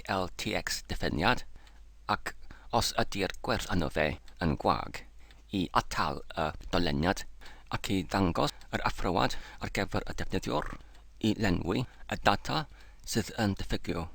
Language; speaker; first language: Welsh; non-native, learner; English